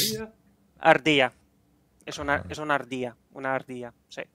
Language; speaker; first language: Spanish; non-native, fluent; Dutch